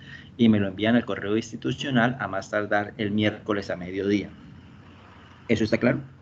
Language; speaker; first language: Spanish; native; Spanish